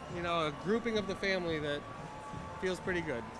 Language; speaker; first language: English; native; English